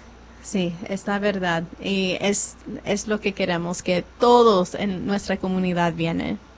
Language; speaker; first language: Spanish; non-native, fluent; English